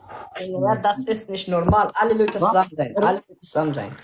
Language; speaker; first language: German; non-native, learner; Persian